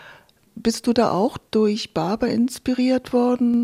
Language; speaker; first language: German; native; German